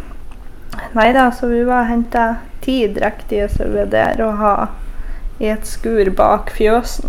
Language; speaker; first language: Norwegian; native; Norwegian